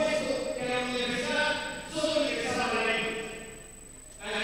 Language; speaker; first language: Spanish; native; Spanish